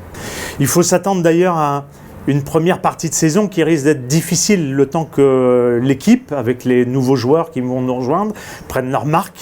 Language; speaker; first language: French; native; French